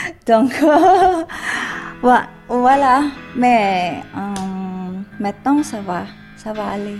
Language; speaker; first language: French; non-native, learner; Indonesian